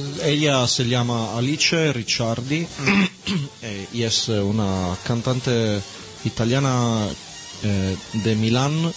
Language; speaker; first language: Spanish; non-native, learner; Italian